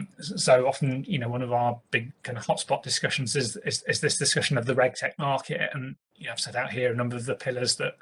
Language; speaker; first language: English; native; English